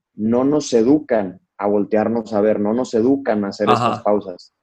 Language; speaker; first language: Spanish; native; Spanish